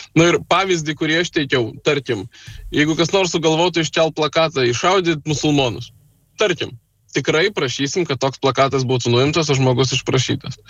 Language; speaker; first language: Lithuanian; native; Lithuanian